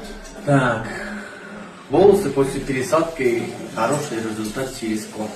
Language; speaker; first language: Russian; non-native, learner; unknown